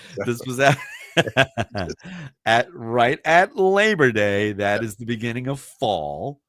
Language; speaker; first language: English; native; English